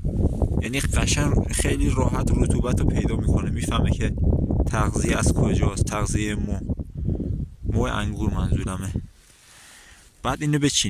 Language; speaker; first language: Persian; native; Persian